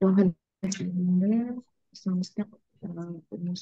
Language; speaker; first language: German; non-native, learner; Indonesian